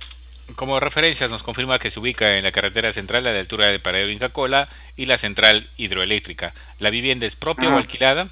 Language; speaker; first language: Spanish; native; Spanish